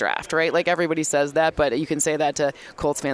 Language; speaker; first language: English; native; English